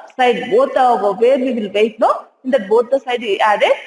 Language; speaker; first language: English; non-native, local second language; Hindi